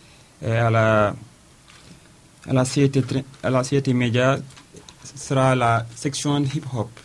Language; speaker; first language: Spanish; non-native, learner; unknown